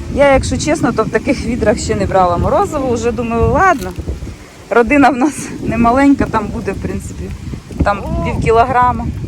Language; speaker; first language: Ukrainian; native; Ukrainian